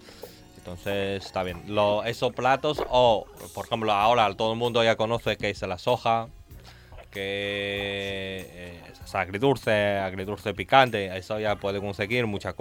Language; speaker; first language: Spanish; non-native, learner; Chinese